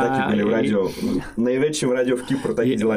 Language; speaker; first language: Czech; non-native, fluent; Russian